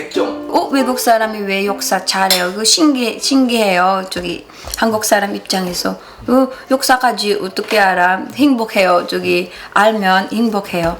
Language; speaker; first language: Korean; non-native, learner; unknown